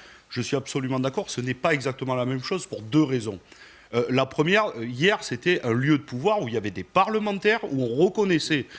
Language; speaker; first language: French; native; French